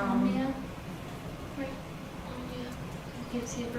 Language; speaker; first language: English; native; English